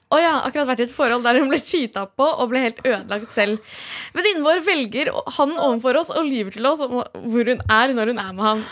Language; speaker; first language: Norwegian; early bilingual, other home language; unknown